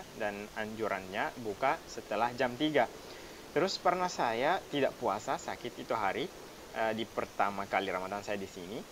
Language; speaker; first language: Indonesian; non-native, fluent; Arabic